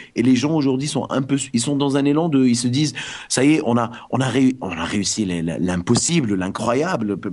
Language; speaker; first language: French; non-native, local second language; Arabic